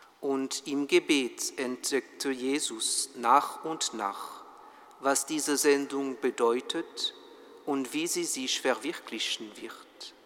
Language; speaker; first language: German; non-native, fluent; French